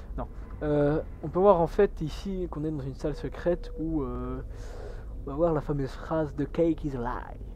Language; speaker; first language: French; native; French